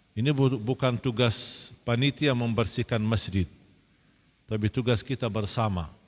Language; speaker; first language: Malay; non-native, fluent; Arabic